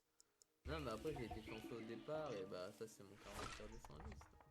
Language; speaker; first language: French; native; French